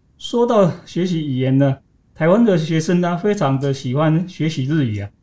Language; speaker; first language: Chinese; native; Chinese